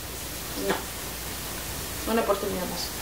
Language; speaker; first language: Spanish; early bilingual, heritage; Spanish